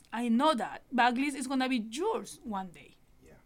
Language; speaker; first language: English; non-native, learner; Spanish